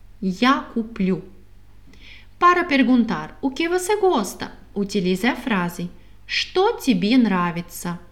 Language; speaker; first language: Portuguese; non-native, fluent; Russian